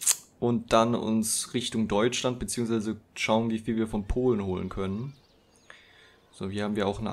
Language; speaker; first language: German; native; German